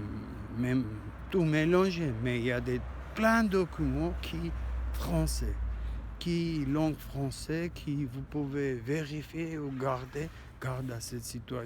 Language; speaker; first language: French; non-native, learner; Armenian